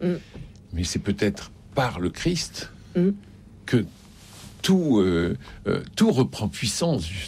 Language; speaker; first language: French; native; French